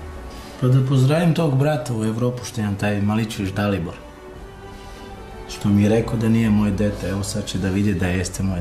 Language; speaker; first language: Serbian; non-native, local second language; Romany